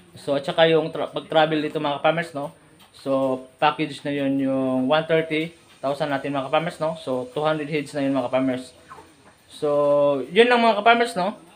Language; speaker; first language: Filipino; non-native, local second language; Cebuano